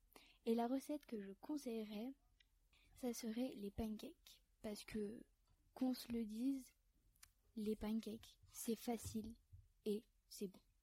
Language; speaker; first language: French; native; French